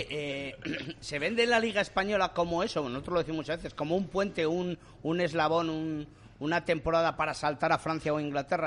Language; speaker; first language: Spanish; native; Spanish